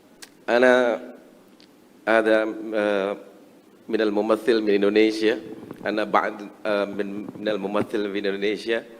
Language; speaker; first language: Arabic; non-native, learner; Indonesian